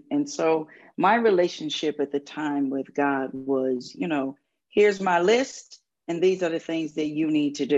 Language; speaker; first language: English; native; English